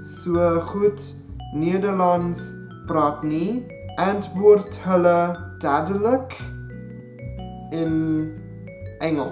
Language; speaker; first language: Dutch; non-native, learner; English